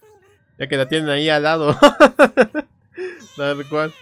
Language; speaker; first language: Spanish; native; Spanish